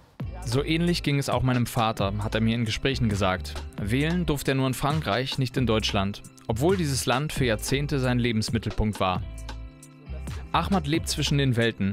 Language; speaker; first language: German; native; German